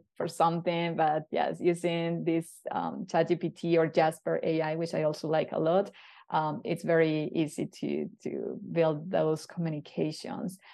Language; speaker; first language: English; non-native, fluent; Spanish